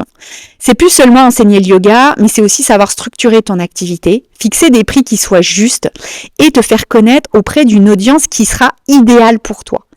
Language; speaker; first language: French; native; French